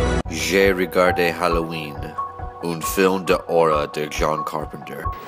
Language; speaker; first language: French; non-native, learner; English